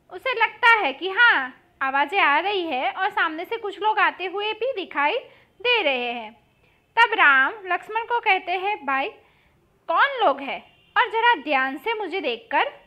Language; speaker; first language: Hindi; non-native, local second language; Gujarati